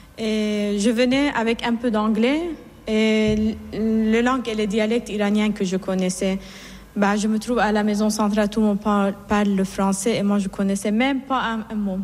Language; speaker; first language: French; non-native, fluent; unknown